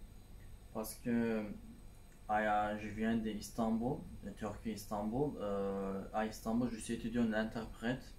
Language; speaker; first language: French; non-native, learner; Turkish